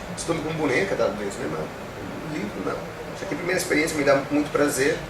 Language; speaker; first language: Portuguese; non-native, fluent; Italian